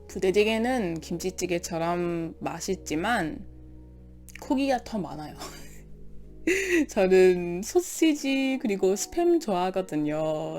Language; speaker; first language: Korean; non-native, learner; English